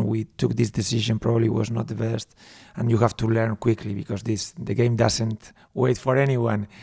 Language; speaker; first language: English; non-native, fluent; Spanish